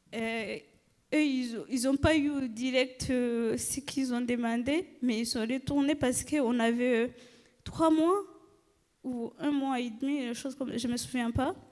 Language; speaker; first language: French; non-native, fluent; Kinyarwanda